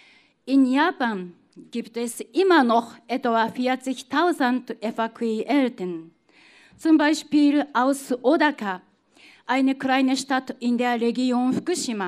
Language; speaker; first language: German; non-native, fluent; Japanese